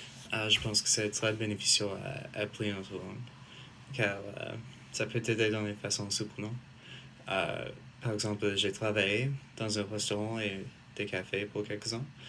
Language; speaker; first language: French; non-native, learner; English